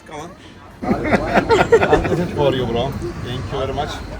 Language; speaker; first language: English; non-native, learner; Turkish